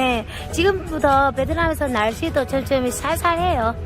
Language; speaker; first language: Korean; non-native, learner; Vietnamese